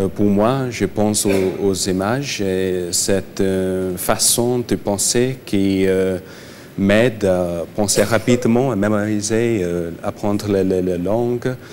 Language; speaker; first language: French; non-native, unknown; English